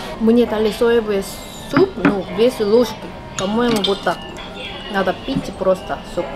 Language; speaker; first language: Russian; non-native, fluent; Korean